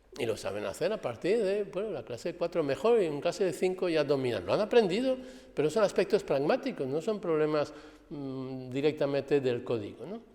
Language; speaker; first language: Spanish; non-native, fluent; French